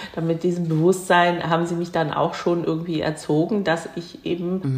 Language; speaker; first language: German; early bilingual, other home language; Korean